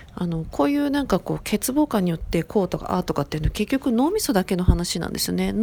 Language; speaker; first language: Japanese; native; Japanese